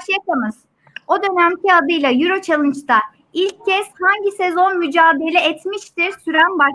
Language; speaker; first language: Turkish; native; Turkish